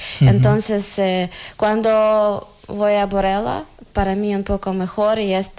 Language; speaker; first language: Spanish; non-native, learner; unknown